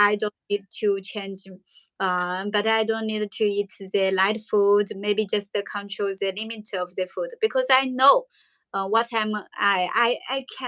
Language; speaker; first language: English; non-native, learner; Chinese